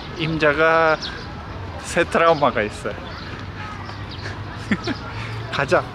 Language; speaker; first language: Korean; non-native, fluent; Polish